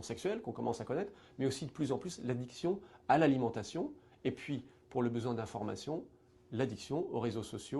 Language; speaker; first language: French; native; French